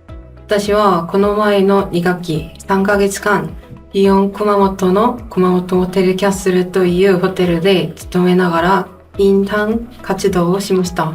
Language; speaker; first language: Japanese; non-native, fluent; Korean